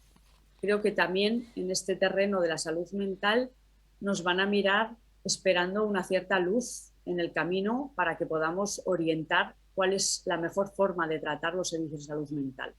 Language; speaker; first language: Spanish; native; Spanish